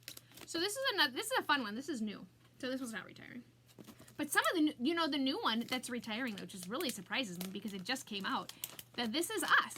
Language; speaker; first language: English; native; English